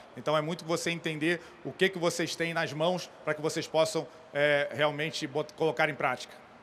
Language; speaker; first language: Portuguese; native; Portuguese